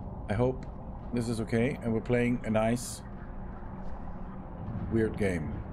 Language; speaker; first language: English; non-native, learner; German